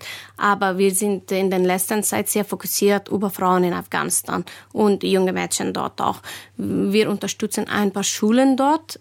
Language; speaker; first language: German; non-native, fluent; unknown